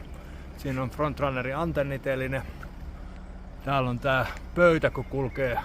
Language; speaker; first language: Finnish; native; Finnish